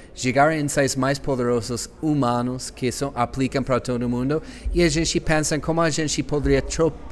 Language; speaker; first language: Portuguese; non-native, fluent; English